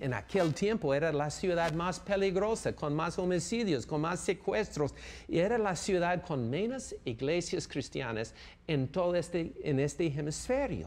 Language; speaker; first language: Spanish; non-native, fluent; English